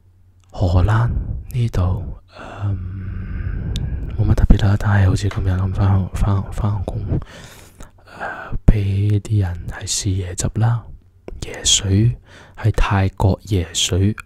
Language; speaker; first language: Cantonese; early bilingual, heritage; Cantonese